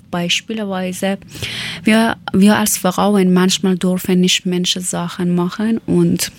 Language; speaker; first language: German; non-native, learner; Persian